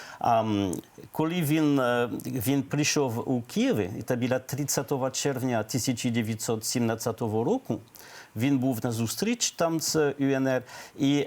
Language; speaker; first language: Ukrainian; non-native, learner; French